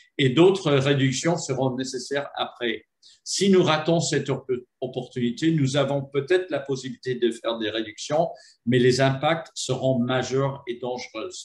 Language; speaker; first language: French; non-native, fluent; English